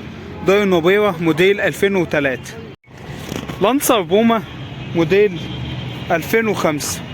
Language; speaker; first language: Arabic; native; Arabic